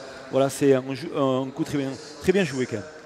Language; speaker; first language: French; native; French